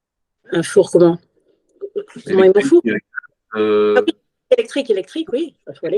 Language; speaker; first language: French; native; French